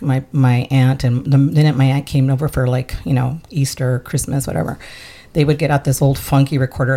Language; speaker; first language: English; early bilingual, other home language; Spanish